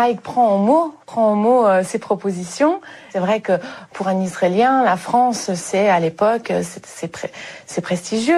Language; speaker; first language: French; native; French